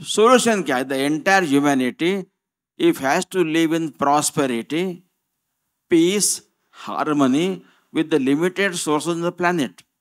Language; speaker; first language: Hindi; non-native, local second language; Marathi